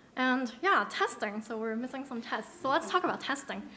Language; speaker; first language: English; non-native, local second language; Cantonese